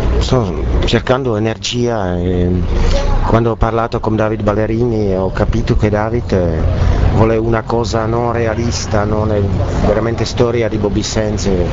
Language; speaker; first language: Italian; non-native, learner; Czech